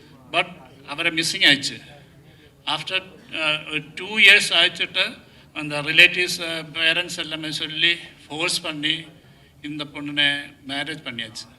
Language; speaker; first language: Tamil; non-native, learner; Malayalam